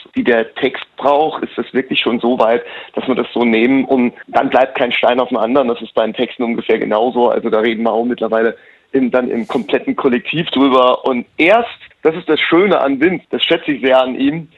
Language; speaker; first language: German; native; German